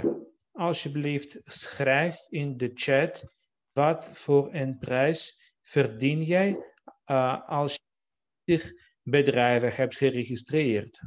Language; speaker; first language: Dutch; non-native, fluent; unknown